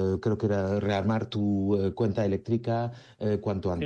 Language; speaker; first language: Spanish; native; Spanish